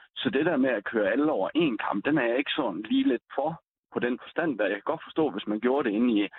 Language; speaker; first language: Danish; native; Danish